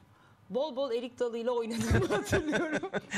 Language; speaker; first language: Turkish; native; Turkish